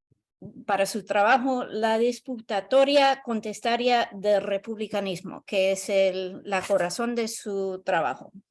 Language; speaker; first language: Spanish; non-native, learner; English